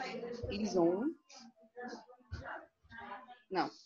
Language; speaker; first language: French; non-native, learner; Portuguese